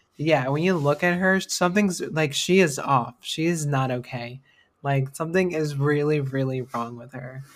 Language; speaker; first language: English; native; English